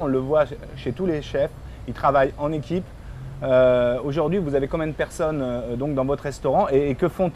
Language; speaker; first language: French; native; French